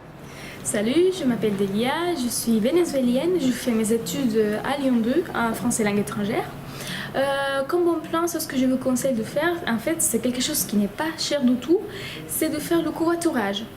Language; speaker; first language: French; non-native, fluent; Spanish